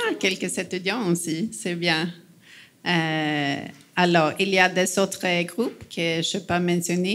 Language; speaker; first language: French; non-native, fluent; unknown